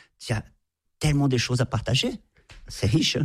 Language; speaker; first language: French; non-native, fluent; Portuguese